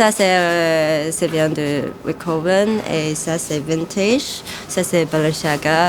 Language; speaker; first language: French; non-native, learner; Chinese